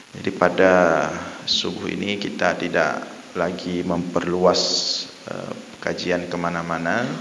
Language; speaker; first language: Malay; non-native, local second language; Achinese